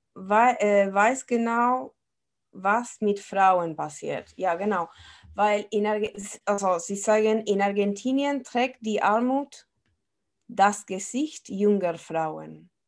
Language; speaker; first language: German; non-native, fluent; Spanish